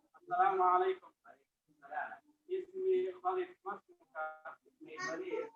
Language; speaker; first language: Arabic; non-native, learner; Indonesian